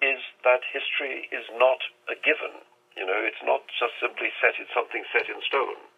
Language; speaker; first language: English; non-native, local second language; Urdu